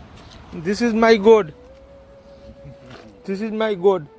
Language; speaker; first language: English; non-native, learner; Gujarati